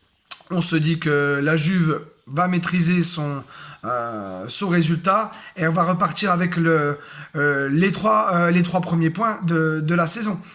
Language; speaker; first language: French; native; French